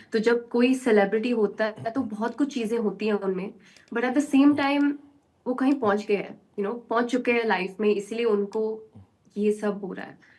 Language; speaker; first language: Hindi; early bilingual, heritage; Hindi